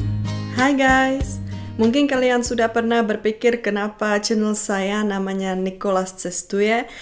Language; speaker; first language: Indonesian; non-native, fluent; Czech